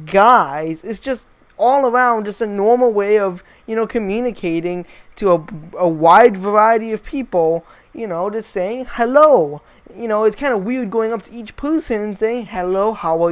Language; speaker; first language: English; native; English